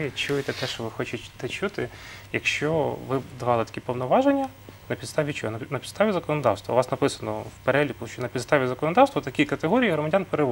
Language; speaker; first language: Ukrainian; native; Ukrainian